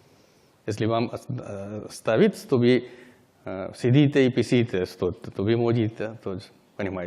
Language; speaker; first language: Russian; non-native, learner; Hindi